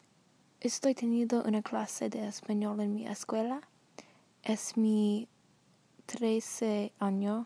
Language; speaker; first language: Spanish; non-native, learner; English